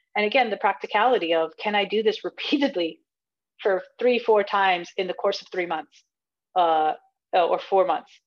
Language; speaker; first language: English; native; English